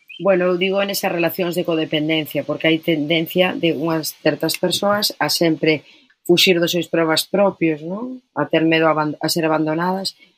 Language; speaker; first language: Galician; non-native, local second language; Spanish